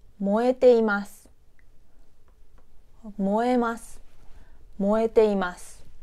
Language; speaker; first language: Japanese; native; Japanese